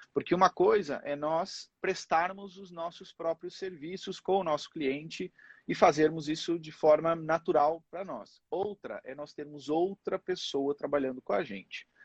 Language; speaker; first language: Portuguese; native; Portuguese